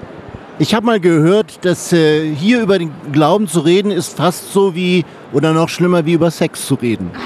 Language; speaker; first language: German; native; German